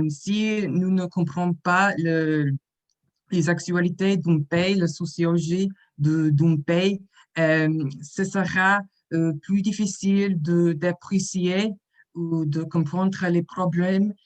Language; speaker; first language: French; non-native, learner; English